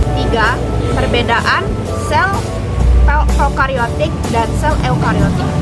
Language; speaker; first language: Indonesian; native; Indonesian